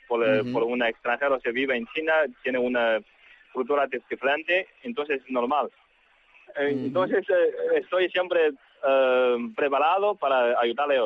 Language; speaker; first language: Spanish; non-native, learner; Chinese